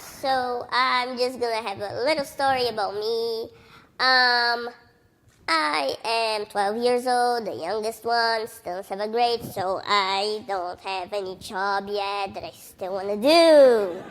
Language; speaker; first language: English; early bilingual, other home language; Portuguese